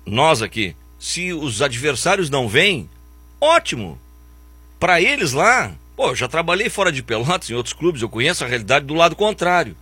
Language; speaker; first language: Portuguese; native; Portuguese